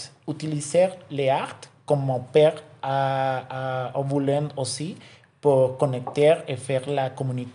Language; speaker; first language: French; non-native, learner; Spanish